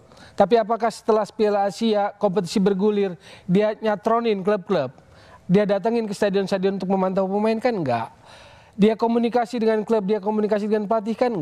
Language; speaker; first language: Indonesian; native; Indonesian